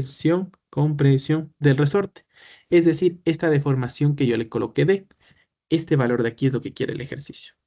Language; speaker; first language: Spanish; native; Spanish